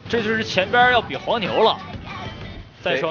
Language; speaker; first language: Chinese; native; Chinese